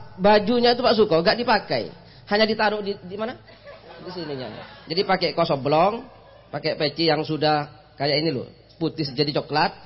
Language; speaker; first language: Indonesian; non-native, local second language; Madurese